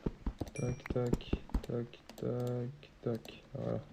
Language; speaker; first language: French; native; French